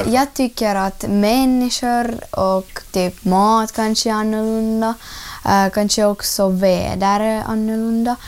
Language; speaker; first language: Swedish; early bilingual, other home language; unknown